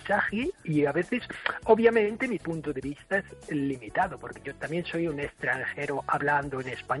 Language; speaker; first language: Spanish; non-native, fluent; English